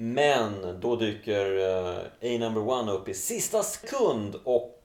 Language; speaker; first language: Swedish; native; Swedish